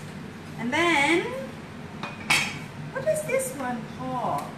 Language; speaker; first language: English; non-native, learner; Thai